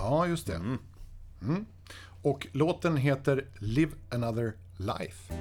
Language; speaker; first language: Swedish; native; Swedish